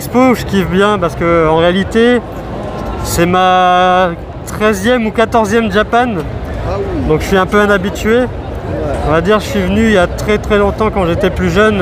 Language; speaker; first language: French; native; French